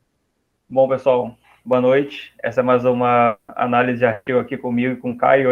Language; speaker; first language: Portuguese; native; Portuguese